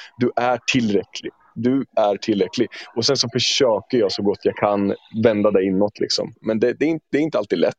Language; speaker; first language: Swedish; early bilingual, other home language; Turkish